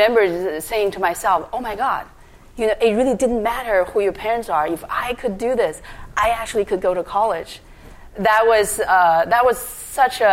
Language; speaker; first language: English; non-native, fluent; Chinese